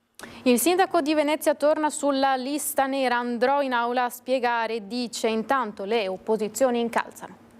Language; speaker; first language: Italian; native; Italian